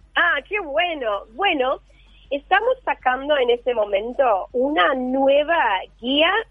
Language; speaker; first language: Spanish; non-native, fluent; English